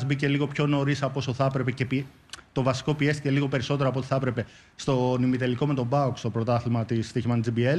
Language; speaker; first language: Greek; native; Greek